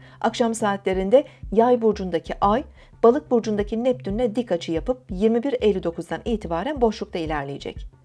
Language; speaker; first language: Turkish; native; Turkish